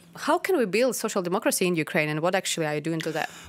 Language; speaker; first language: English; non-native, fluent; Ukrainian